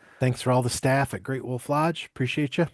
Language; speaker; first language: English; native; English